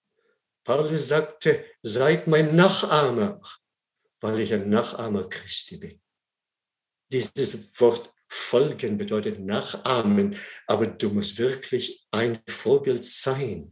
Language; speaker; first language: German; non-native, fluent; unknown